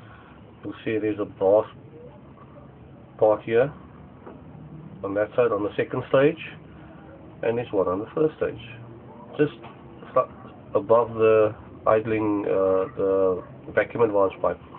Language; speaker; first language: English; native; English